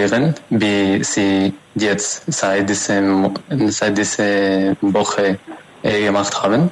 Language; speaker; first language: German; non-native, fluent; Spanish